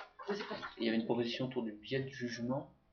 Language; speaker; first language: French; native; French